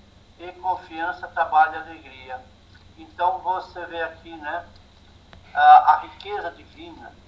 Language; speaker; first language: Portuguese; native; Portuguese